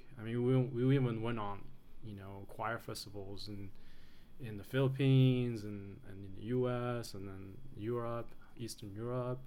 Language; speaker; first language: English; early bilingual, other home language; Chinese